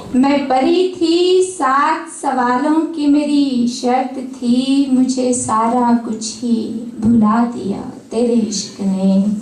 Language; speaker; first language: Urdu; native; Urdu